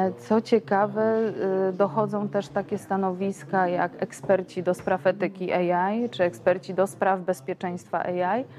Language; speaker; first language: Polish; native; Polish